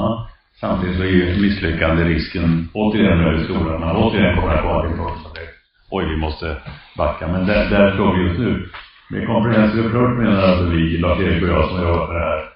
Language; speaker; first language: Swedish; native; Swedish